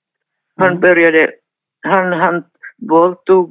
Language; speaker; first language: Swedish; non-native, fluent; Finnish